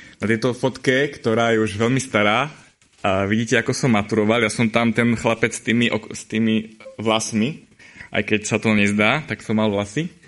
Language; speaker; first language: Slovak; native; Slovak